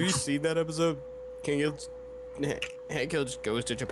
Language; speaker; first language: English; native; English